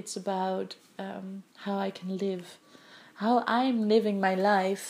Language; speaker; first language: English; non-native, fluent; Dutch